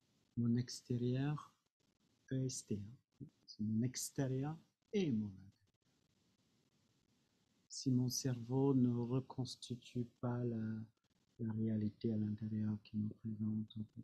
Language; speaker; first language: French; non-native, fluent; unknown